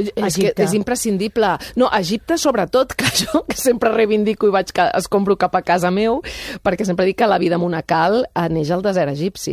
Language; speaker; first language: Catalan; native; Catalan